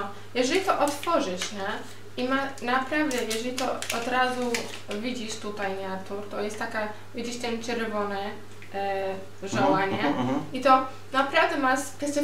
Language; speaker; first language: Polish; non-native, learner; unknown